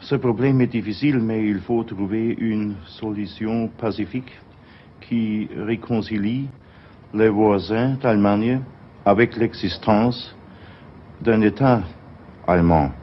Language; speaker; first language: French; non-native, fluent; German